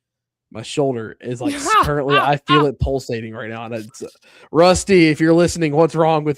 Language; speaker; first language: English; native; English